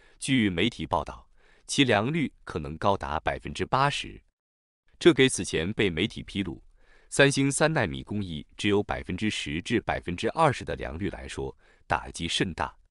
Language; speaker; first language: Chinese; native; Chinese